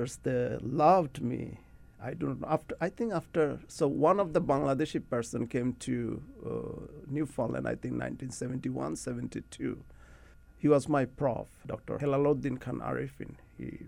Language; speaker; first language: English; non-native, local second language; Bangla